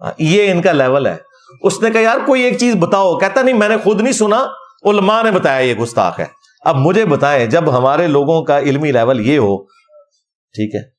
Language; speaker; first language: Urdu; non-native, local second language; Punjabi